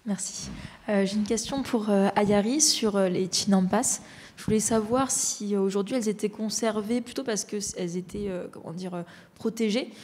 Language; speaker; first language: French; native; French